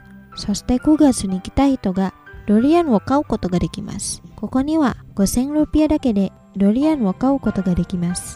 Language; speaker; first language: Japanese; non-native, fluent; Indonesian